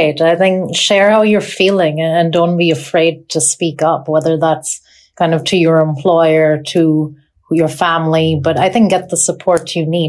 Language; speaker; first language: English; non-native, local second language; Urdu